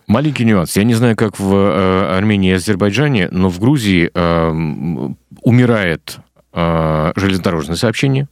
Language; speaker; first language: Russian; native; Russian